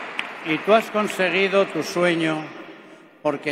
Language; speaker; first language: Spanish; native; Spanish